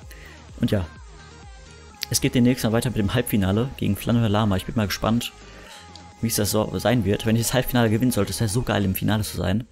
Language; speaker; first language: German; native; German